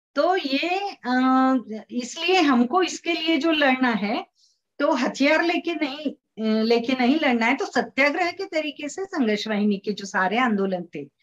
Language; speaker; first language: Hindi; non-native, local second language; Marathi